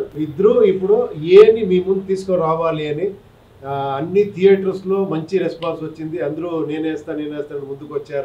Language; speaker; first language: Telugu; non-native, local second language; Kannada